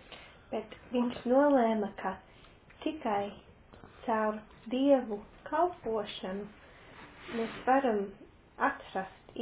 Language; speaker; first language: Latvian; non-native, local second language; Russian